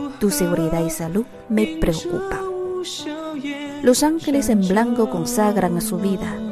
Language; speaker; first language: Spanish; non-native, fluent; Chinese